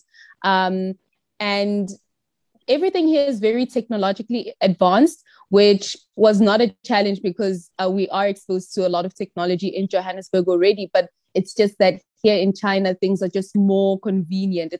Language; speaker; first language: English; non-native, local second language; Tsonga